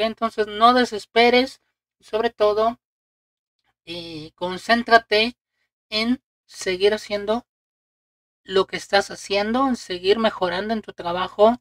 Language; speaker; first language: Spanish; native; Spanish